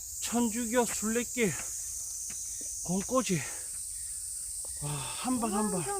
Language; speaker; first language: Korean; native; Korean